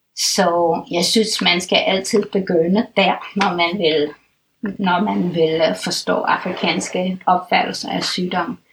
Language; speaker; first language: Danish; non-native, fluent; English